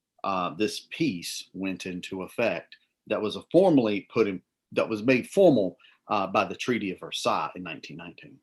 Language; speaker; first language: English; native; English